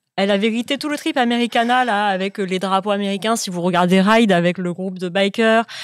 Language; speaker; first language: French; native; French